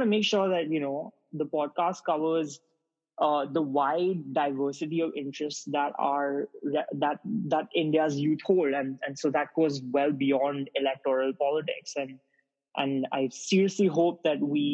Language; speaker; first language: English; non-native, local second language; Hindi